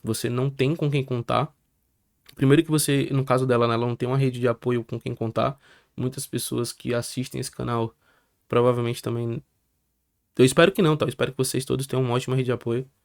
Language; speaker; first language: Portuguese; native; Portuguese